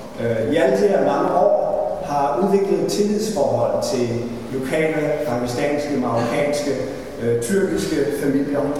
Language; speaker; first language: Danish; native; Danish